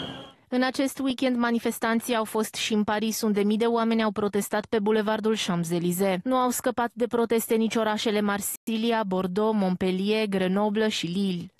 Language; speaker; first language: Romanian; native; Romanian